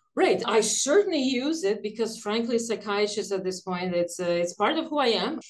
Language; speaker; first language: English; early bilingual, other home language; Ukrainian